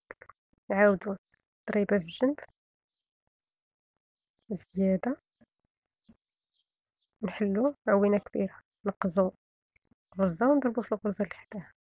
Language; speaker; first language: Arabic; native; Arabic